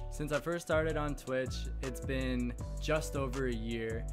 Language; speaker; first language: English; native; English